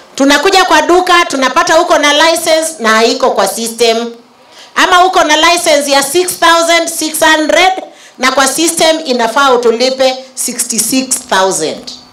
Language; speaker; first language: Swahili; native; Swahili